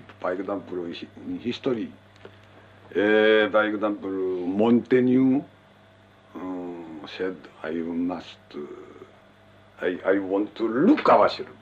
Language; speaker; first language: English; non-native, learner; Japanese